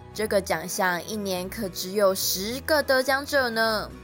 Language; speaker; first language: Min Nan Chinese; native; Min Nan Chinese